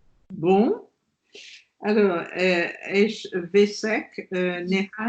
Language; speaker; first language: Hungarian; non-native, learner; French